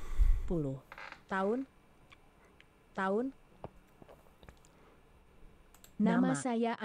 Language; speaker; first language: Indonesian; non-native, learner; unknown